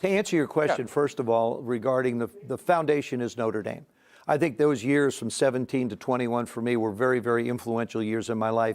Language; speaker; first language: English; native; English